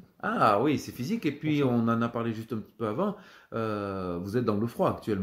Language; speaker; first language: French; native; French